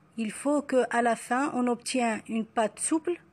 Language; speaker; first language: French; non-native, local second language; Arabic